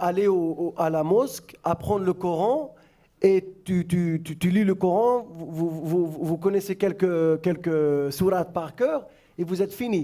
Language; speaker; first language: French; non-native, fluent; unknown